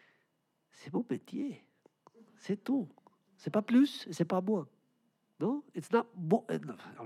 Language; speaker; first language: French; non-native, learner; Spanish